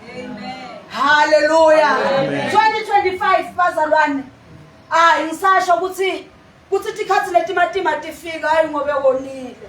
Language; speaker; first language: Zulu; non-native, local second language; Swati